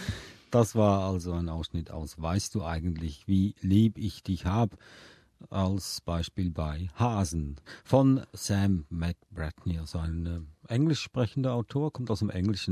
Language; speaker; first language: German; native; German